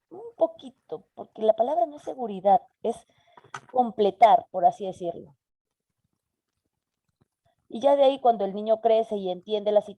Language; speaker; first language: Spanish; native; Spanish